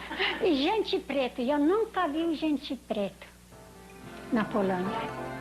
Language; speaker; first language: Portuguese; non-native, learner; Polish